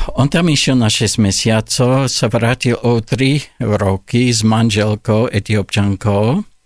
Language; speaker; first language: Slovak; non-native, fluent; English